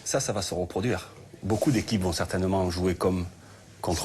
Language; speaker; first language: French; native; French